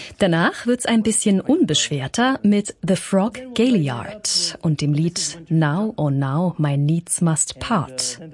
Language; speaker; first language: German; native; German